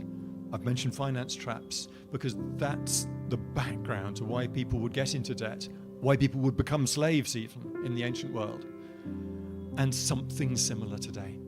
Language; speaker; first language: English; native; English